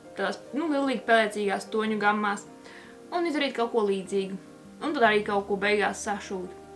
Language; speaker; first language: Latvian; native; Latvian